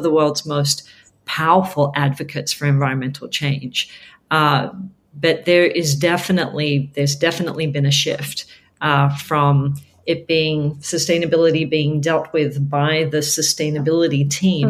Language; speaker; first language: English; native; English